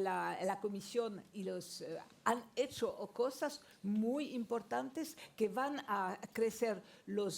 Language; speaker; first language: Spanish; non-native, fluent; French